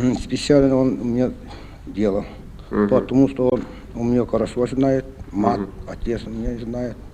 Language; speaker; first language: Russian; non-native, local second language; Yakut